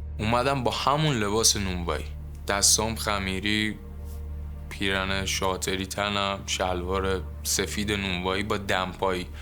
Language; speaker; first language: Persian; native; Persian